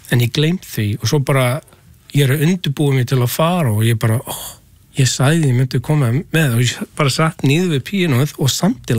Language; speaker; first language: Icelandic; non-native, learner; English